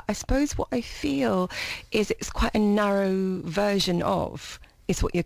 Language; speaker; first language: English; native; English